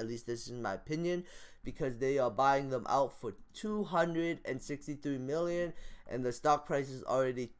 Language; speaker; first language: English; native; English